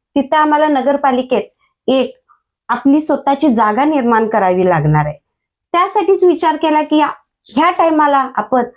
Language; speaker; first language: Marathi; native; Marathi